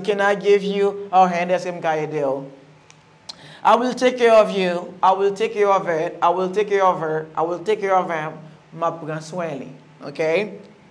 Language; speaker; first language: English; non-native, fluent; Haitian Creole